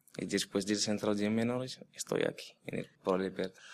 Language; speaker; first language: Spanish; non-native, learner; Arabic